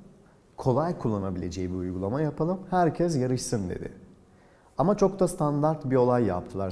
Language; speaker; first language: Turkish; native; Turkish